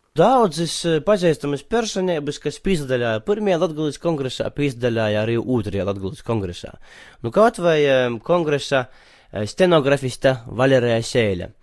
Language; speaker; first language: Latvian; native; Latvian